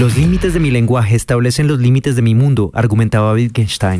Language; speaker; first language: Spanish; native; Spanish